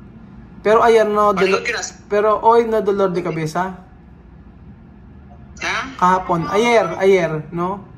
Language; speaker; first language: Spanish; non-native, learner; Filipino